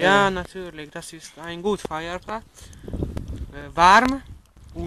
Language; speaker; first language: German; non-native, learner; Hungarian